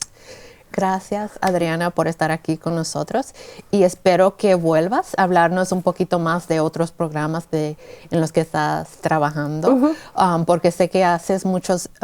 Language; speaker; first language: Spanish; early bilingual, heritage; Spanish